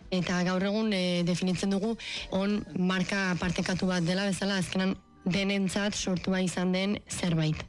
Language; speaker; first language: Basque; native; Basque